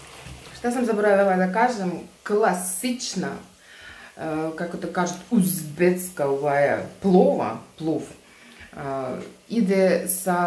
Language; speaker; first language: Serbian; non-native, learner; Russian